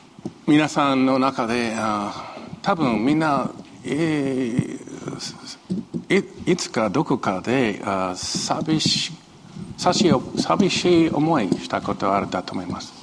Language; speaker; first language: Japanese; non-native, fluent; Chinese